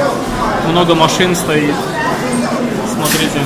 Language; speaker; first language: Russian; native; Russian